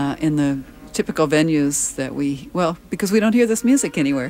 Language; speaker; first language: English; native; English